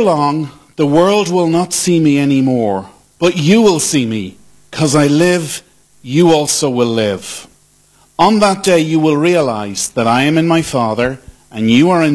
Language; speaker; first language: English; native; English